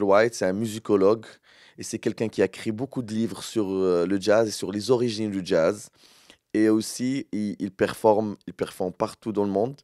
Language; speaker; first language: French; non-native, local second language; Arabic